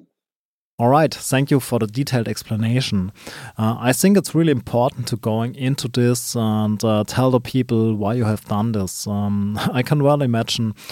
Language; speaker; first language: English; non-native, fluent; German